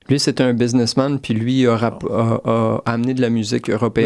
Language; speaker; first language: French; native; French